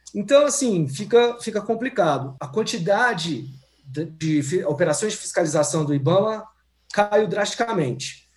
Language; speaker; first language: Portuguese; early bilingual, heritage; Portuguese